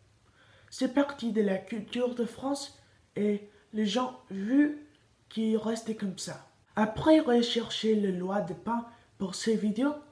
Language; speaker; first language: French; non-native, learner; Spanish